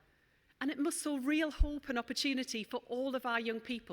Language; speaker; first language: English; native; English